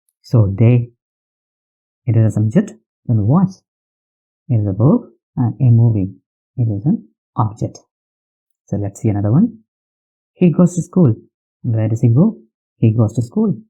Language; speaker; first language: English; non-native, local second language; Malayalam